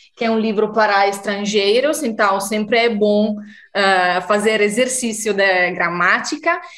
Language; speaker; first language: Portuguese; non-native, fluent; Italian